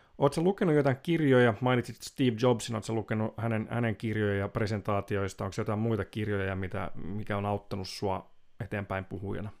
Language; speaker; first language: Finnish; native; Finnish